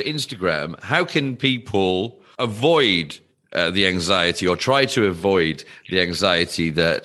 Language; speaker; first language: English; native; English